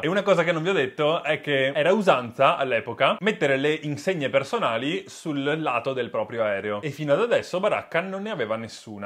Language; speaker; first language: Italian; native; Italian